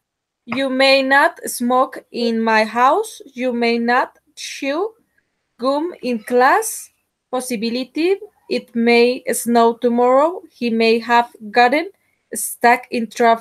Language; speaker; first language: English; non-native, learner; Spanish